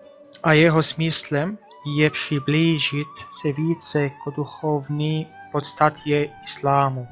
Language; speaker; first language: Czech; non-native, learner; Arabic